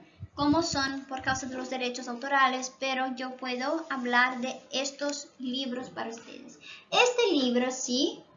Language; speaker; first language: Spanish; non-native, local second language; Portuguese